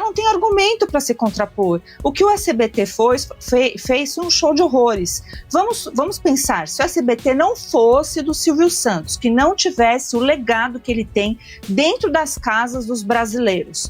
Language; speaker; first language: Portuguese; native; Portuguese